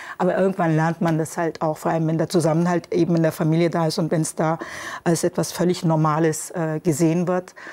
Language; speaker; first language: German; non-native, fluent; Turkish